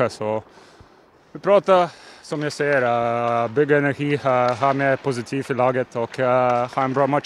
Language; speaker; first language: Swedish; non-native, learner; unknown